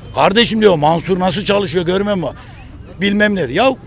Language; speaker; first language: Turkish; native; Turkish